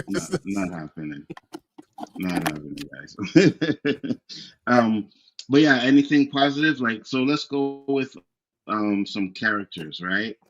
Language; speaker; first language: English; native; English